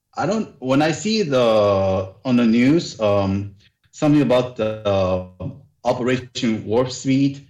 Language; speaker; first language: English; non-native, learner; Arabic